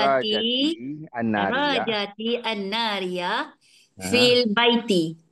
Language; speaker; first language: Arabic; non-native, learner; Malay